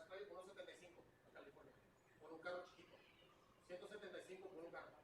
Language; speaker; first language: Spanish; native; Spanish